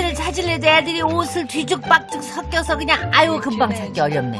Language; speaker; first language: Korean; native; Korean